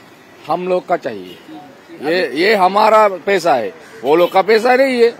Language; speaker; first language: Hindi; non-native, learner; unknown